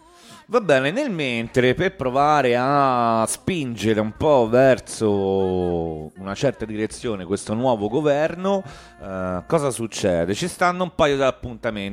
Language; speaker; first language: Italian; native; Italian